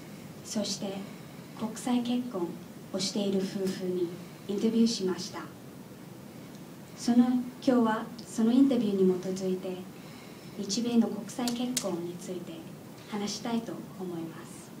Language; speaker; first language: Japanese; non-native, learner; English